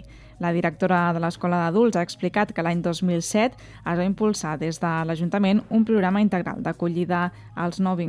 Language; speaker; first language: Catalan; native; Catalan